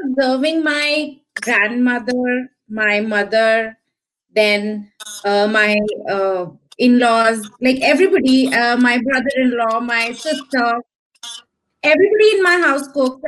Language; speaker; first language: English; non-native, local second language; Hindi